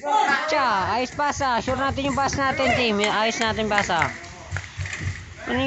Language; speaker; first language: Filipino; native; Filipino